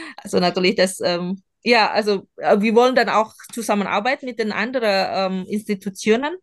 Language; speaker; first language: German; non-native, learner; Indonesian